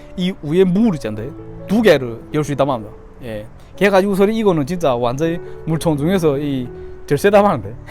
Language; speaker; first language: Korean; early bilingual, heritage; Korean